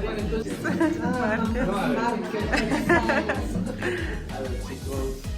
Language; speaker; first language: Spanish; native; Spanish